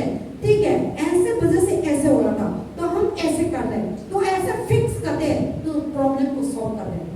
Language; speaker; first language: Hindi; non-native, local second language; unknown